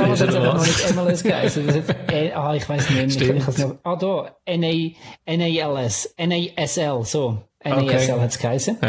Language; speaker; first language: German; native; German